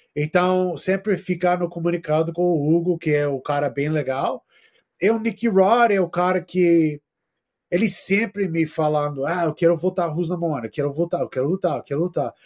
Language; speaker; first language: Portuguese; non-native, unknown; English